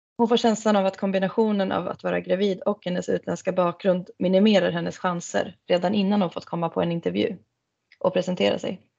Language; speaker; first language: Swedish; native; Swedish